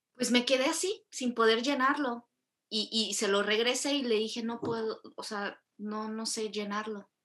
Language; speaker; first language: Spanish; early bilingual, other home language; Korean